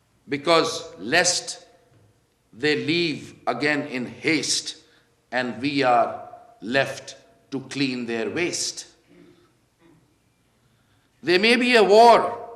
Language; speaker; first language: English; non-native, local second language; Urdu